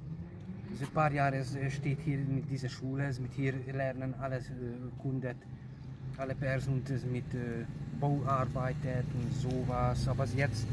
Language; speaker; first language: German; non-native, learner; Hungarian